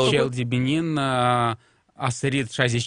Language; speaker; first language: Romanian; non-native, local second language; Russian